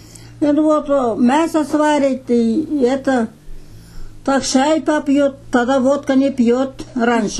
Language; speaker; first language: Russian; non-native, local second language; Kazakh